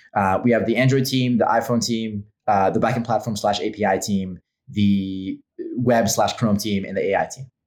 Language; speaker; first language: English; non-native, fluent; Hebrew